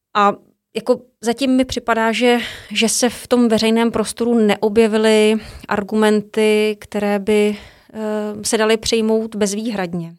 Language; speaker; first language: Czech; native; Czech